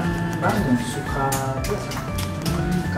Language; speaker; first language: Indonesian; non-native, fluent; Japanese